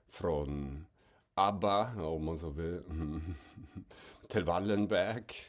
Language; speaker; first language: Swedish; non-native, fluent; German